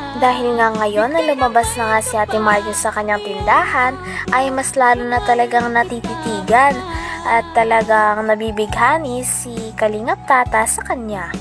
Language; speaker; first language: Filipino; native; Filipino